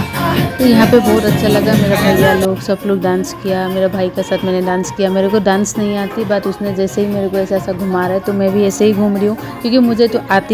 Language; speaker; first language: Hindi; non-native, local second language; Assamese